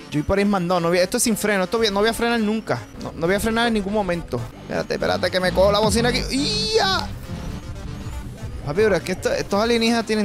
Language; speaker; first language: Spanish; native; Spanish